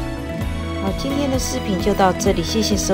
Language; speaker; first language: Chinese; native; Chinese